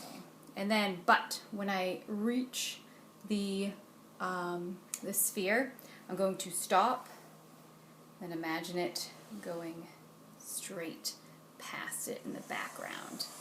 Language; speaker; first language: English; native; English